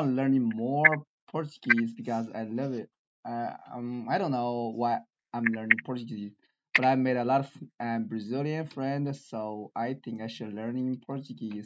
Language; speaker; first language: English; non-native, learner; Chinese